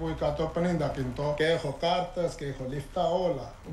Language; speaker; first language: Greek; non-native, learner; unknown